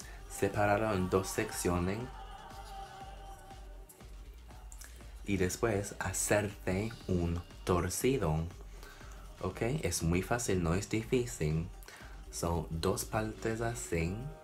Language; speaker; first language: Spanish; non-native, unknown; English